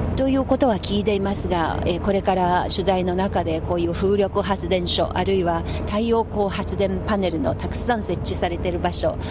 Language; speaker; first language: Japanese; non-native, fluent; Chinese